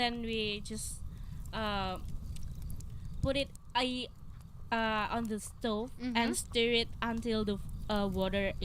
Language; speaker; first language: English; non-native, learner; Indonesian